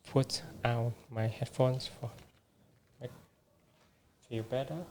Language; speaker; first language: English; non-native, learner; Vietnamese